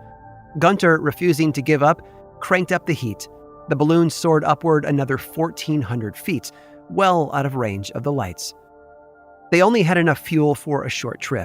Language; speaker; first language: English; native; English